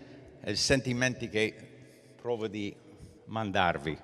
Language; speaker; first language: Italian; early bilingual, heritage; English